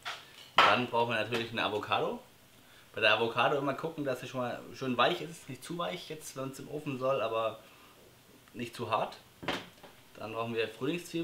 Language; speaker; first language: German; native; German